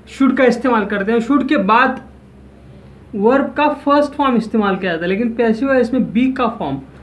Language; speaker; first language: Hindi; non-native, local second language; Marathi